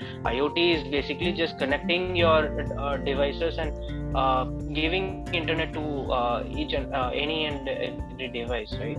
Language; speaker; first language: English; non-native, local second language; Tamil